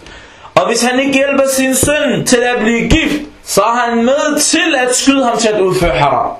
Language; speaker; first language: Danish; non-native, local second language; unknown